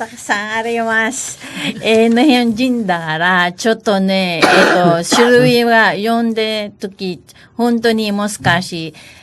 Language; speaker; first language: Japanese; non-native, learner; Filipino